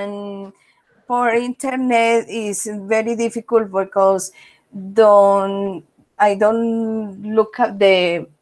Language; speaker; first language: English; non-native, learner; Spanish